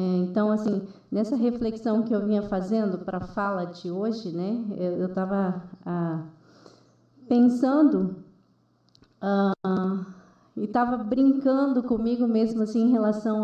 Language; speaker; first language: Portuguese; non-native, local second language; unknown